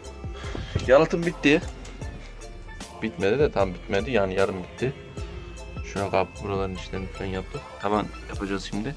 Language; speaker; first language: Turkish; native; Turkish